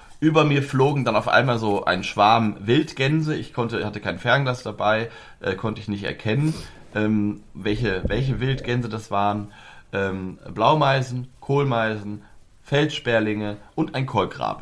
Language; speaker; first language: German; native; German